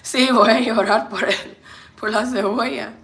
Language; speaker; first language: Spanish; non-native, learner; English